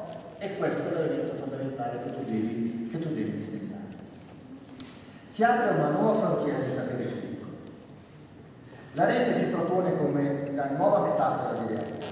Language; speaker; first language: Italian; native; Italian